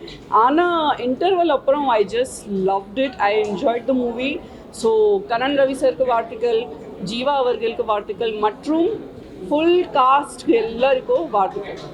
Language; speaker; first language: Tamil; non-native, fluent; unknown